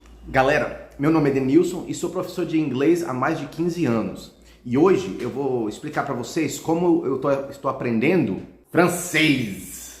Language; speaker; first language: Portuguese; early bilingual, heritage; Portuguese